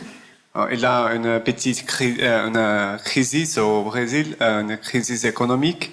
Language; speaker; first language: French; non-native, learner; Portuguese